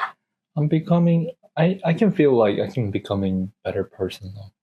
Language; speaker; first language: English; non-native, learner; Korean